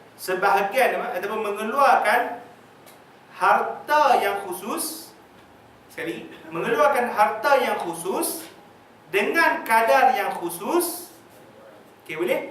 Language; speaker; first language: Malay; native; Malay